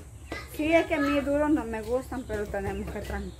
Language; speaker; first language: Spanish; native; Spanish